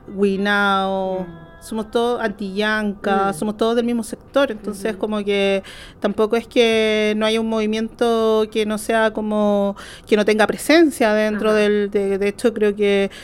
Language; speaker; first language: Spanish; native; Spanish